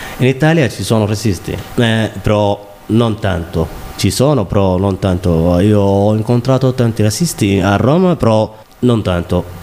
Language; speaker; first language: Italian; non-native, learner; Somali